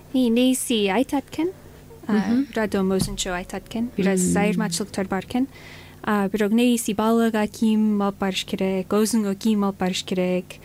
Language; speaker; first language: Kyrgyz; non-native, fluent; English